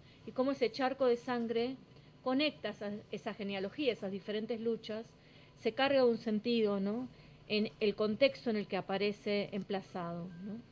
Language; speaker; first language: Spanish; native; Spanish